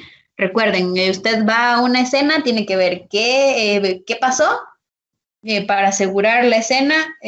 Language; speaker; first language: Spanish; native; Spanish